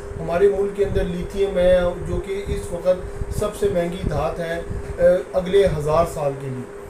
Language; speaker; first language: Urdu; native; Urdu